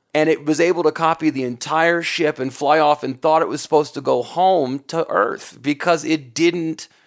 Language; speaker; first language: English; native; English